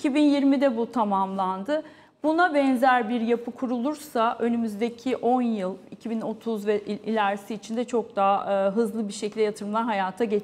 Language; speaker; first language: Turkish; native; Turkish